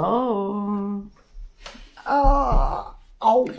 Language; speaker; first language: English; non-native, learner; Russian